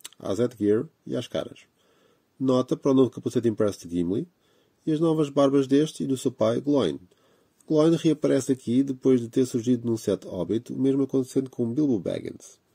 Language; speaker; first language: Portuguese; native; Portuguese